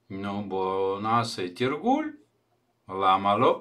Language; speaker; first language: Hebrew; non-native, fluent; Russian